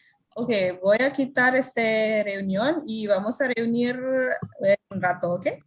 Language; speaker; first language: Spanish; non-native, learner; Indonesian